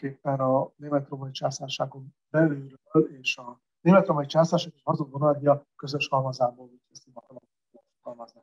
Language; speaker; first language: Hungarian; native; Hungarian